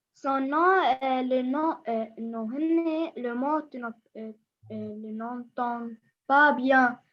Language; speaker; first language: French; non-native, learner; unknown